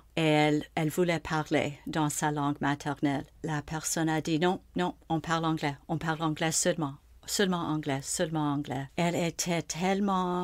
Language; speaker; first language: French; non-native, local second language; English